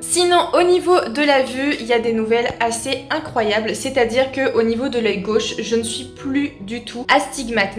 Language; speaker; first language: French; native; French